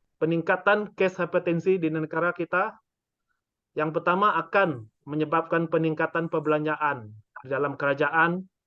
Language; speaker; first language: Malay; non-native, local second language; Iban